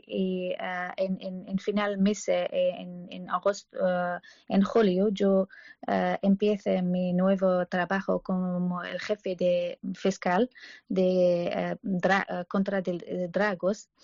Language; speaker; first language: Spanish; non-native, learner; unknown